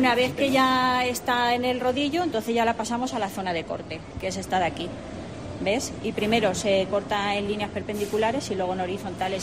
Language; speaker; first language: Spanish; native; Spanish